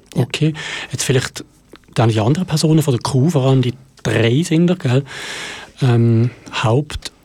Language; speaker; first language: German; native; German